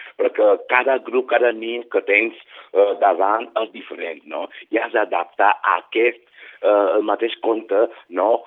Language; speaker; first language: Catalan; non-native, fluent; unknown